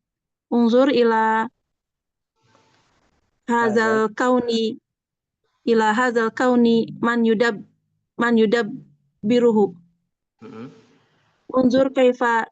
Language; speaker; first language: Arabic; non-native, learner; Indonesian